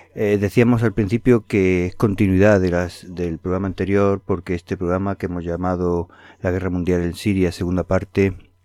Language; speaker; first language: Spanish; native; Spanish